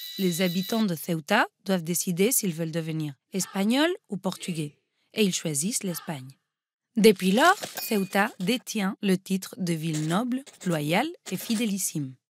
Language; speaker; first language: French; non-native, fluent; Spanish